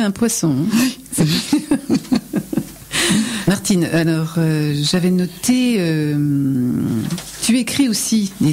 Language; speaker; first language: French; native; French